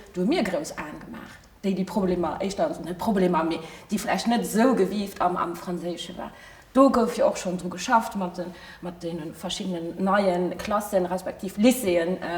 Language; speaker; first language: Luxembourgish; early bilingual, other home language; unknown